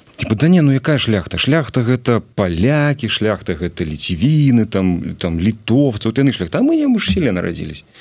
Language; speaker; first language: Belarusian; non-native, local second language; Russian